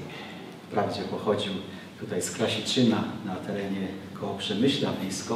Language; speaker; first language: Polish; native; Polish